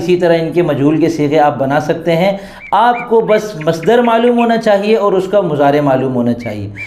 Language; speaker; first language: Urdu; native; Urdu